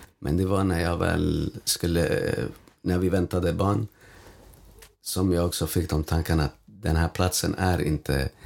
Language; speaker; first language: Swedish; native; Swedish